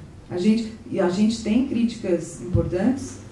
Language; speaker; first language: Portuguese; native; Portuguese